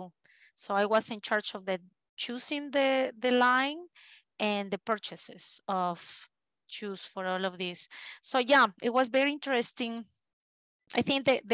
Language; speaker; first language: English; non-native, fluent; Spanish